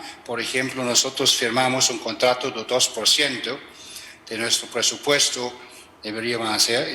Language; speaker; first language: Spanish; non-native, fluent; German